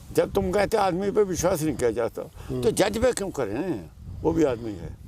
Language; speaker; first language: Hindi; non-native, local second language; Punjabi